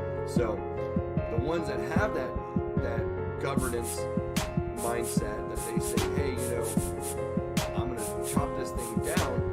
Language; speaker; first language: English; native; English